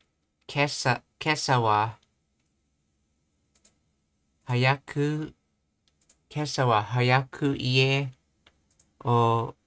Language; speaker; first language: Japanese; non-native, learner; English